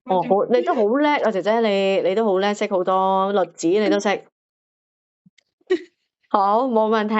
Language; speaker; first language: Cantonese; native; Cantonese